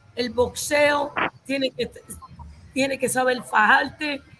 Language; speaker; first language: Spanish; native; Spanish